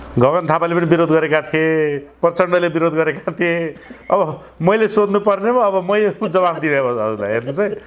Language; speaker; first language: Nepali; native; Nepali